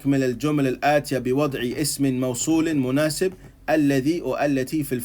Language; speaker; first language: Arabic; non-native, fluent; English